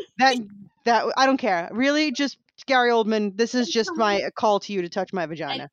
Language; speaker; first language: English; native; English